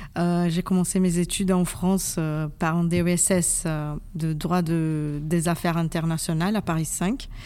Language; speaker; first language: French; non-native, fluent; Portuguese